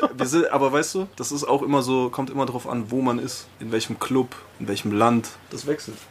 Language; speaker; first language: German; early bilingual, other home language; Spanish